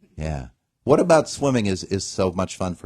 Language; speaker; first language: English; native; English